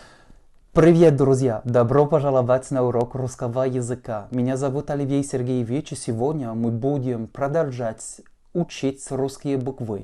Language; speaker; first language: Russian; non-native, fluent; French